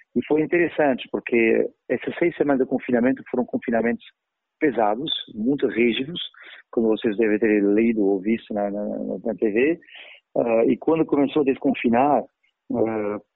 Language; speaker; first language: Portuguese; non-native, fluent; French